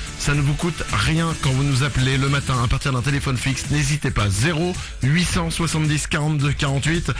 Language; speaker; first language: French; native; French